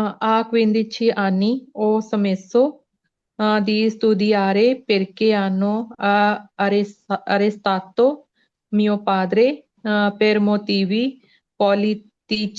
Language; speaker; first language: Italian; non-native, learner; Punjabi